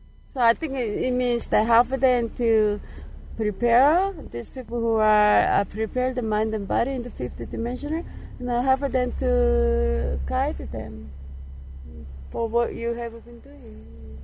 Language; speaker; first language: English; non-native, fluent; Korean